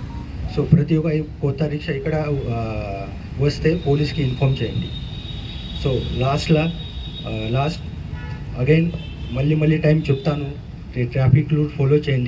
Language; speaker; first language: Telugu; non-native, learner; Hindi